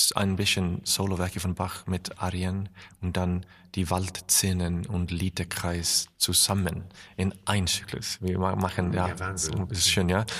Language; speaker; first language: German; non-native, learner; Icelandic